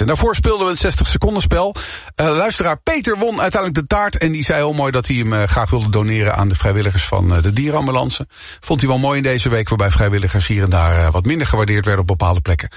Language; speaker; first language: Dutch; native; Dutch